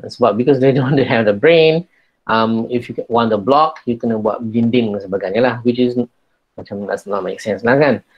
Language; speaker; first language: English; non-native, local second language; Malay